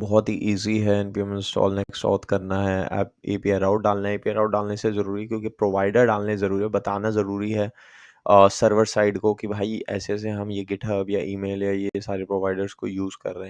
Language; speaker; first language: Hindi; native; Hindi